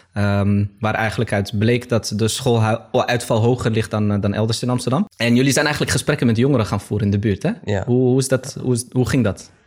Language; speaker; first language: Dutch; early bilingual, other home language; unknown